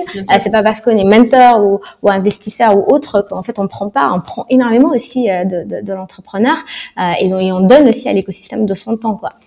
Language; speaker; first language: French; non-native, local second language; Arabic